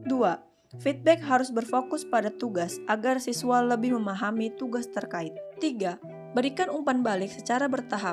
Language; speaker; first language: Indonesian; native; Indonesian